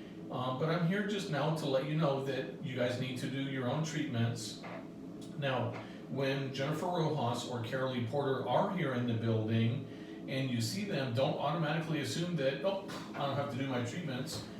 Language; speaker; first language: English; native; English